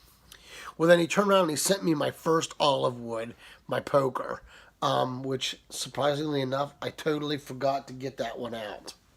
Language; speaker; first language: English; native; English